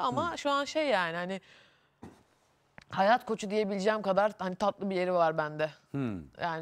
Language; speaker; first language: Turkish; native; Turkish